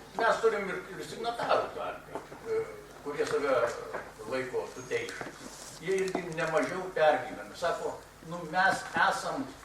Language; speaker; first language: Lithuanian; native; Lithuanian